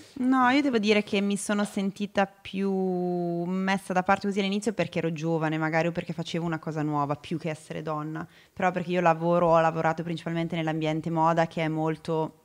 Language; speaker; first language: Italian; native; Italian